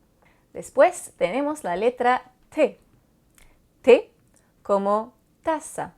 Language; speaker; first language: Spanish; non-native, fluent; French